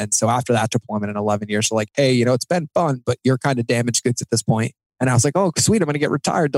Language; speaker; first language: English; native; English